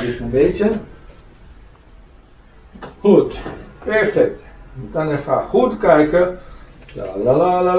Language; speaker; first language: Dutch; non-native, learner; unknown